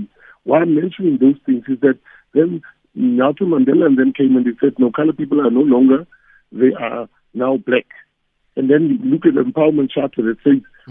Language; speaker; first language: English; non-native, local second language; Afrikaans